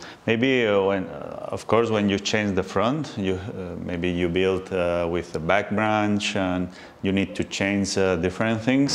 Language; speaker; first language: English; non-native, learner; Spanish